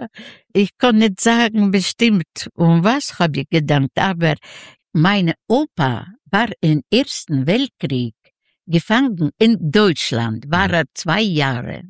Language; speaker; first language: German; non-native, learner; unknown